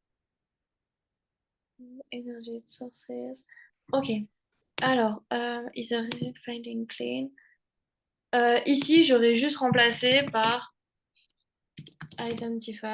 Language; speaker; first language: French; native; French